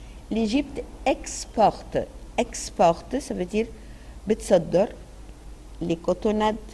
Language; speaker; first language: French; non-native, fluent; Arabic